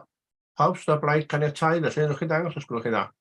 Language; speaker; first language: Welsh; native; Welsh